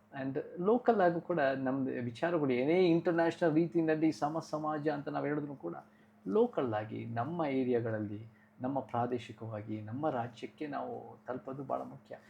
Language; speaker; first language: Kannada; early bilingual, heritage; Kannada